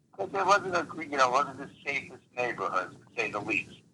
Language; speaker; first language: English; early bilingual, other home language; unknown